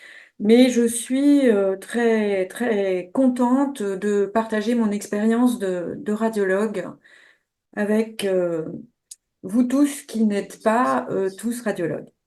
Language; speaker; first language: French; native; French